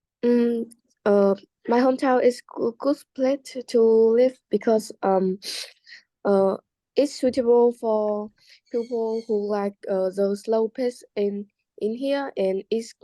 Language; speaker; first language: English; non-native, learner; Vietnamese